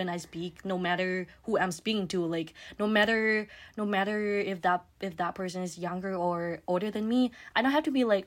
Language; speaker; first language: English; non-native, fluent; Thai